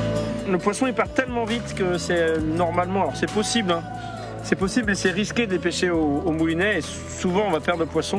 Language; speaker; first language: French; native; French